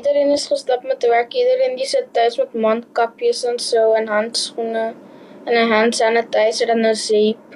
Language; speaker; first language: Dutch; early bilingual, heritage; Dutch